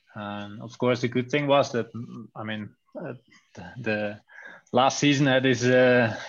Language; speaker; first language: English; non-native, fluent; Dutch